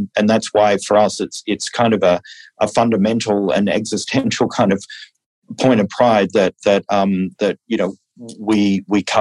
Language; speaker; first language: English; native; English